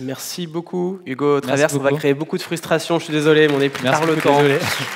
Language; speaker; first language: French; native; French